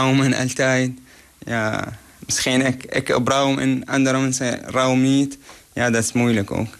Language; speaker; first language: Dutch; non-native, learner; Arabic